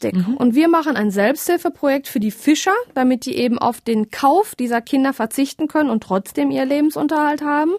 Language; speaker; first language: German; native; German